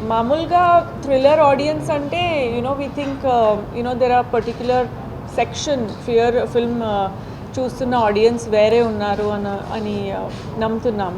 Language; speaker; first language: Telugu; non-native, learner; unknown